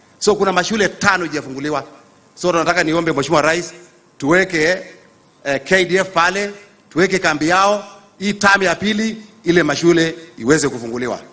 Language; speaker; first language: Swahili; non-native, local second language; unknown